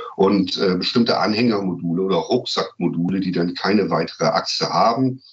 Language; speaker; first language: German; native; German